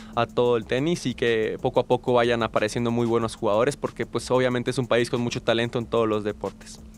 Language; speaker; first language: Spanish; native; Spanish